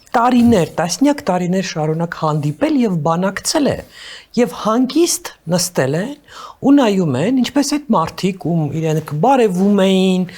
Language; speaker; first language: Armenian; native; Armenian